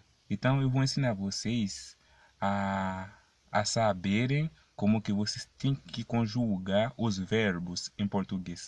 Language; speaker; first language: Portuguese; non-native, fluent; Haitian Creole